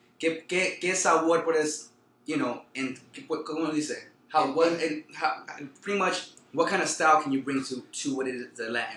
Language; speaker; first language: English; early bilingual, other home language; Spanish